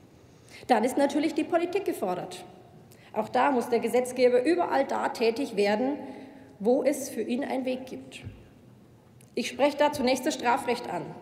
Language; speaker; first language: German; native; German